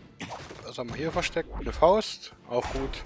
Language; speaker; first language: German; native; German